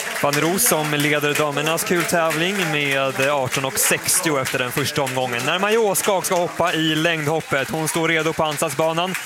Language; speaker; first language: Swedish; native; Swedish